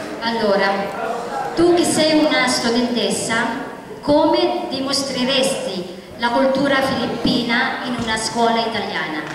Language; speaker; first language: Italian; non-native, fluent; Filipino